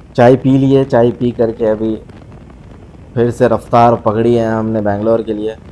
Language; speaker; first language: Hindi; non-native, local second language; Urdu